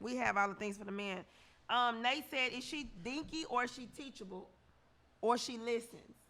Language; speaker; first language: English; native; English